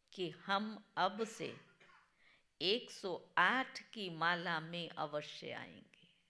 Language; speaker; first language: Hindi; non-native, local second language; Gujarati